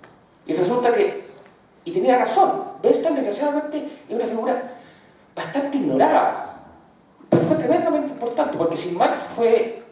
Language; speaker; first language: Spanish; native; Spanish